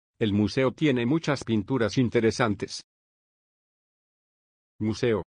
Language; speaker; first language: Spanish; non-native, learner; Swedish